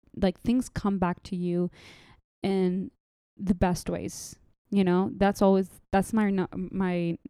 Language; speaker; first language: English; non-native, fluent; Arabic